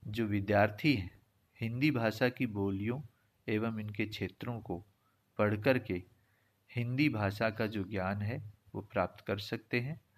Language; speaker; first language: Hindi; native; Hindi